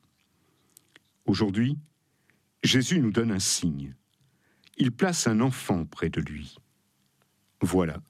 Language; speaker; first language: French; native; French